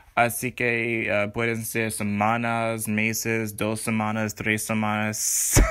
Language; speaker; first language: Spanish; non-native, learner; English